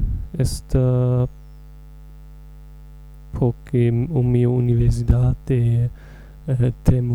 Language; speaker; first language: Portuguese; non-native, learner; German